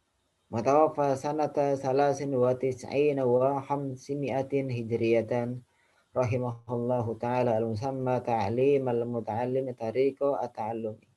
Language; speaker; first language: Arabic; non-native, fluent; Indonesian